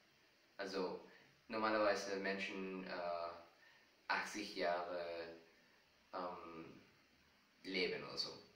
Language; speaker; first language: German; non-native, fluent; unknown